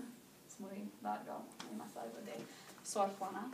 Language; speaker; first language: Spanish; non-native, learner; English